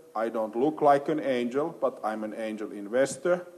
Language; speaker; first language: English; non-native, fluent; Finnish